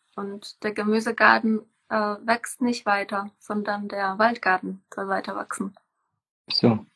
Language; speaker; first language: German; non-native, fluent; Czech